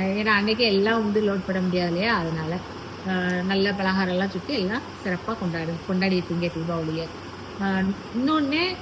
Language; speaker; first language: Tamil; native; Tamil